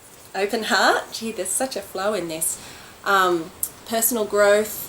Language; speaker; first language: English; native; English